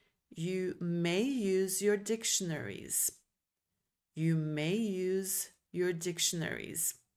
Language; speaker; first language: English; non-native, fluent; Serbian